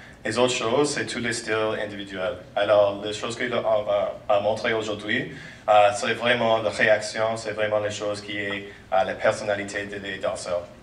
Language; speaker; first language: French; non-native, learner; English